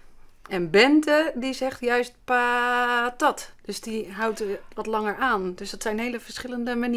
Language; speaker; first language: Dutch; native; Dutch